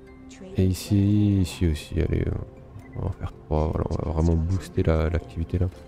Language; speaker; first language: French; native; French